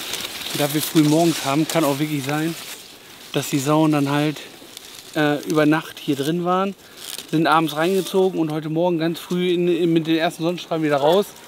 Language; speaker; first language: German; native; German